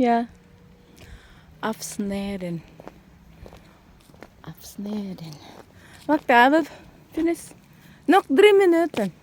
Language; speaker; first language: Dutch; non-native, learner; Filipino